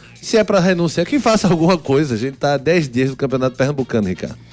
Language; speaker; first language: Portuguese; native; Portuguese